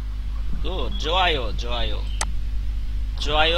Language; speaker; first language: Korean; non-native, fluent; Bangla